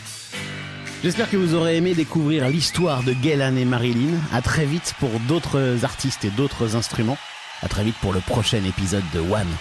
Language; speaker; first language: French; native; French